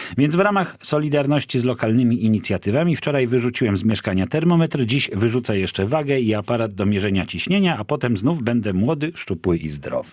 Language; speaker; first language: Polish; native; Polish